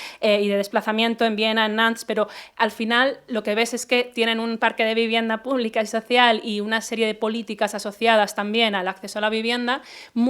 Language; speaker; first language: Spanish; native; Spanish